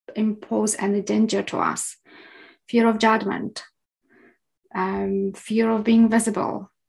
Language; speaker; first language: English; non-native, fluent; Polish